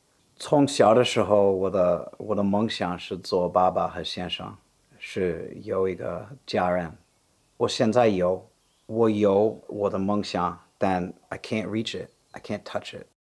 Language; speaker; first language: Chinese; non-native, fluent; English